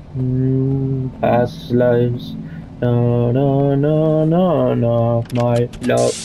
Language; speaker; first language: English; native; English